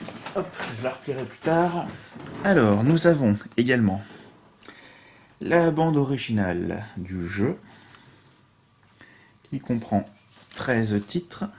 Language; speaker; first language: French; native; French